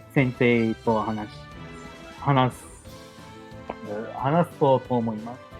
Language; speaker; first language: Japanese; non-native, learner; English